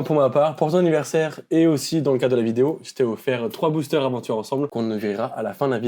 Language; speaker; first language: French; native; French